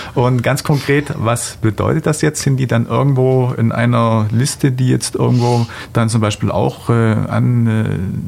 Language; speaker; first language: German; native; German